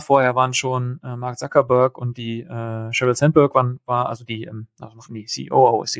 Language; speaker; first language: German; native; German